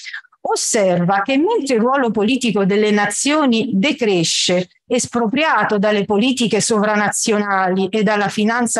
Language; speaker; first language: Italian; native; Italian